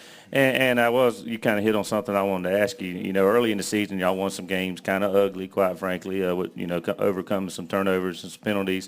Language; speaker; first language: English; native; English